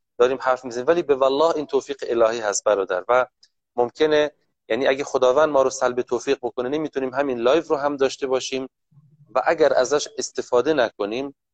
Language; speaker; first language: Persian; native; Persian